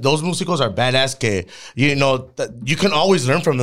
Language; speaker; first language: English; early bilingual, other home language; Spanish